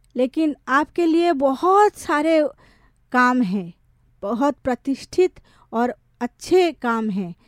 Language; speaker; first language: Hindi; non-native, local second language; Odia